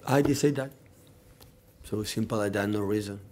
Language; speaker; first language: English; non-native, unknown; Catalan